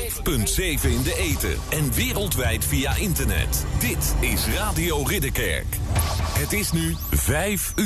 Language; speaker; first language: Dutch; native; Dutch